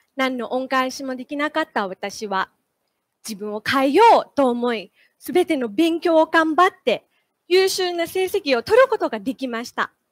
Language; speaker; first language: Japanese; non-native, fluent; Thai